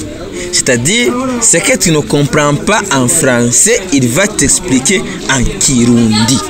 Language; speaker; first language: French; non-native, learner; Rundi